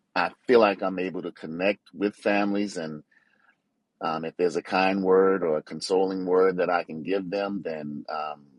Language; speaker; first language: English; native; English